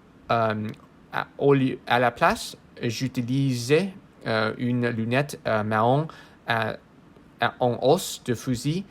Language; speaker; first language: French; non-native, learner; English